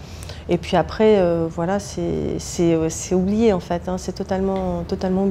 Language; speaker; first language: French; native; French